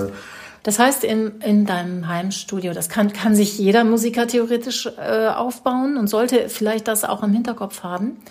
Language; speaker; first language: German; native; German